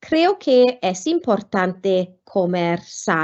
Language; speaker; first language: Spanish; non-native, fluent; Welsh